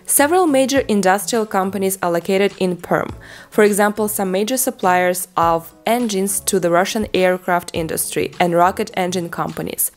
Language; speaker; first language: English; non-native, fluent; Russian